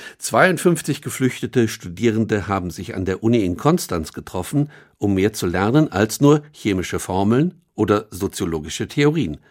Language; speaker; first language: German; native; German